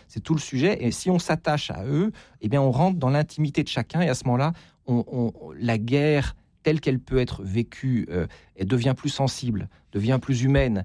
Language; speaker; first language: French; native; French